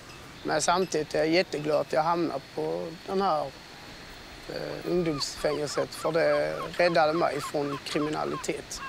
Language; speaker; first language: Swedish; early bilingual, other home language; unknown